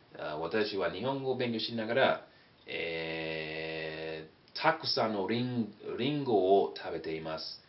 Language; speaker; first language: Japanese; non-native, fluent; English